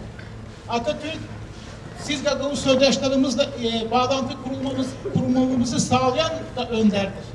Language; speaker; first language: Turkish; native; Turkish